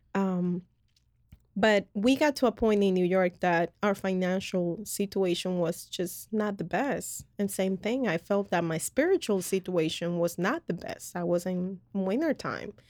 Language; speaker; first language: English; early bilingual, other home language; Spanish